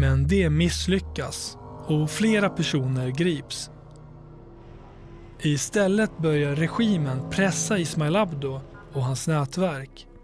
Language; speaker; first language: Swedish; native; Swedish